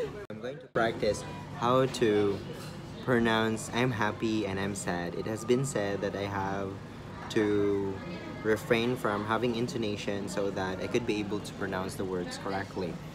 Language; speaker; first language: English; non-native, local second language; Cebuano